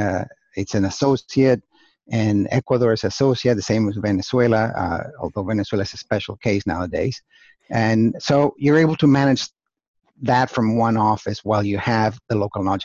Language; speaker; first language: English; non-native, fluent; Spanish